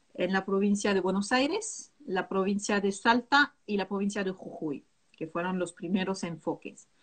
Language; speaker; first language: Spanish; non-native, fluent; French